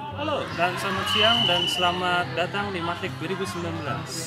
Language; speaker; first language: Indonesian; native; Indonesian